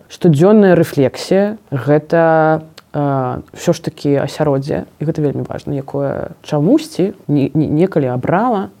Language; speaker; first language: Belarusian; non-native, local second language; Russian